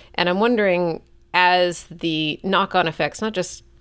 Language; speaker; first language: English; native; English